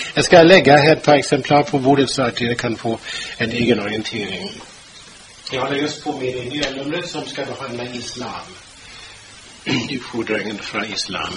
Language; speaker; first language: Swedish; non-native, fluent; German